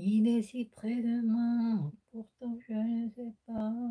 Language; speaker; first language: French; non-native, local second language; Arabic